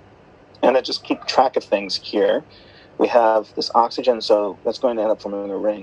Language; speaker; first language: English; native; English